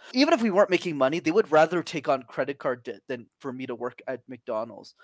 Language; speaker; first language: English; early bilingual, other home language; Tamil